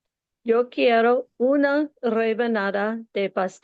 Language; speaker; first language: Spanish; non-native, learner; English